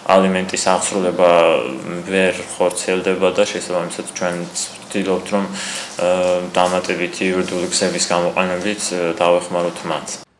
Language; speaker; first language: Georgian; non-native, local second language; Azerbaijani